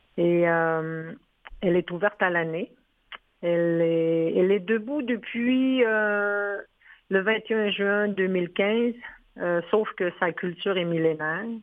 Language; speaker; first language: French; non-native, local second language; Innu-aimun